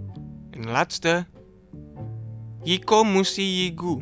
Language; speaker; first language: Dutch; non-native, learner; Indonesian